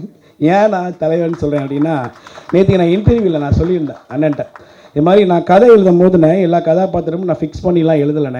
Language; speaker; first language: Tamil; native; Tamil